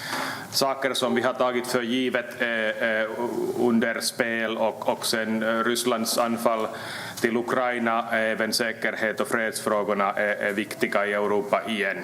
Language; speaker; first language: Swedish; native; Swedish